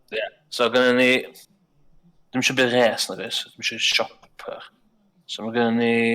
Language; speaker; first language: Welsh; native; Welsh